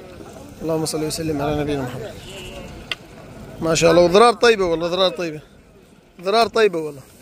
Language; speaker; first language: Arabic; native; Arabic